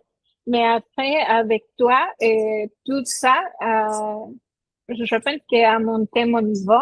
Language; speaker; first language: French; non-native, fluent; Spanish